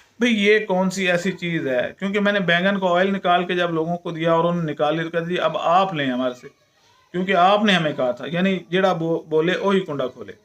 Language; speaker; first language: Urdu; non-native, local second language; Punjabi